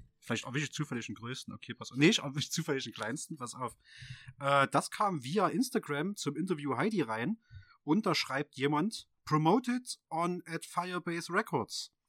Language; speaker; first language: German; native; German